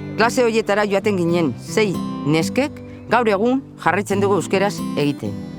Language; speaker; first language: Basque; non-native, local second language; Spanish